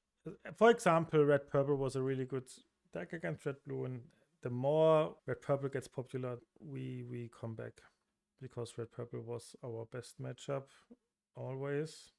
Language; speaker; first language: English; non-native, fluent; German